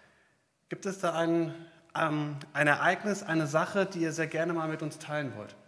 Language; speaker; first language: German; native; German